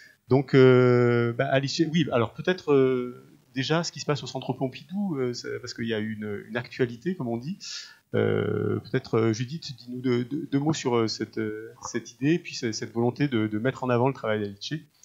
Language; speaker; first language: French; native; French